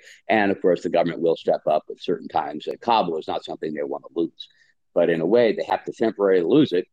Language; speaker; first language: English; native; English